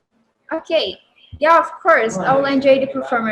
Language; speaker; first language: English; non-native, learner; Indonesian